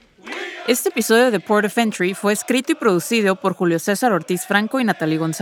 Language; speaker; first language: Spanish; native; Spanish